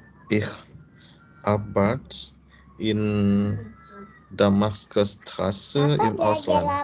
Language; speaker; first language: German; non-native, learner; Indonesian